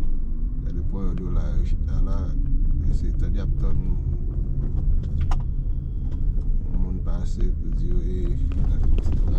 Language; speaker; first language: French; non-native, learner; Haitian Creole